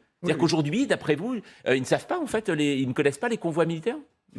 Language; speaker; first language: French; native; French